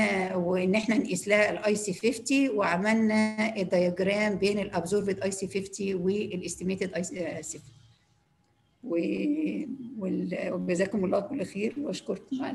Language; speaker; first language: Arabic; native; Arabic